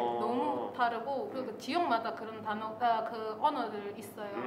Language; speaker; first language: Korean; non-native, fluent; Indonesian